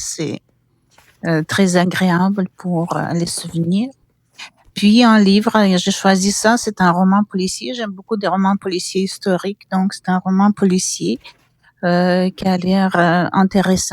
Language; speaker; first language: French; non-native, fluent; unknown